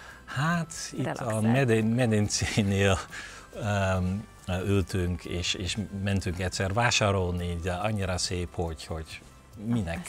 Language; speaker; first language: Hungarian; non-native, learner; Dutch